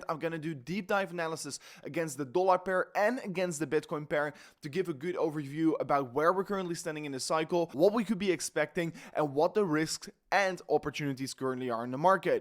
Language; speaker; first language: English; non-native, fluent; Dutch